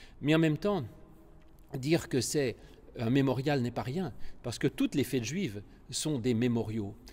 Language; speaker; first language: French; native; French